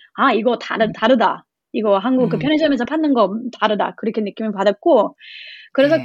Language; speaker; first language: Korean; non-native, learner; English